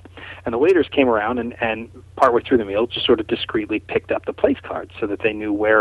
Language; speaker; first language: English; native; English